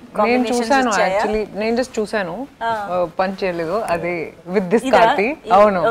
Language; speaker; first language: Telugu; non-native, fluent; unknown